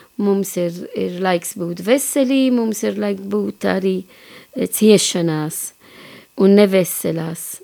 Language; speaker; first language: Latvian; non-native, fluent; Maltese